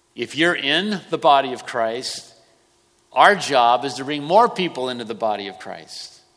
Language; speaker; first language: English; native; English